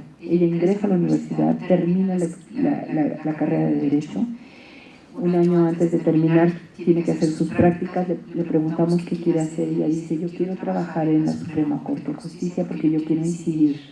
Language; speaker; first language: Spanish; native; Spanish